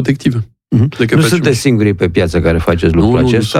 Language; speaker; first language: Romanian; native; Romanian